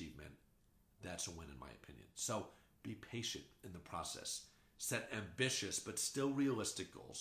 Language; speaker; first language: English; native; English